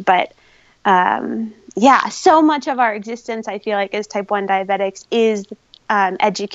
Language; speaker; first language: English; native; English